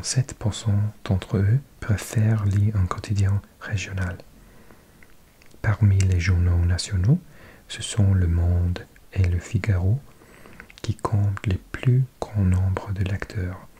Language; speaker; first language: French; non-native, learner; English